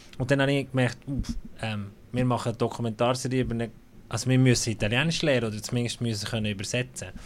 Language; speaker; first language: German; native; German